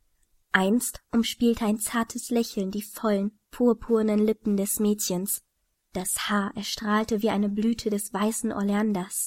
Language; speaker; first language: German; native; German